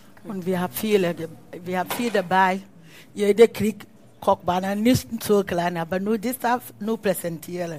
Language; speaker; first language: German; non-native, learner; Akan